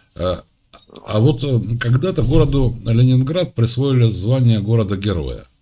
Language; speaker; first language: Russian; native; Russian